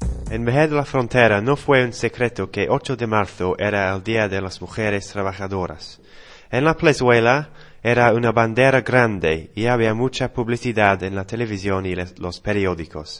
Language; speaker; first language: Spanish; non-native, learner; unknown